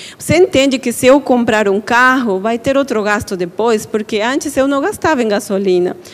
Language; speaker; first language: Portuguese; non-native, fluent; Spanish